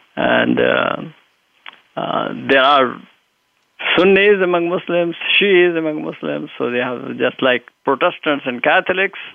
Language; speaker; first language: English; non-native, local second language; Urdu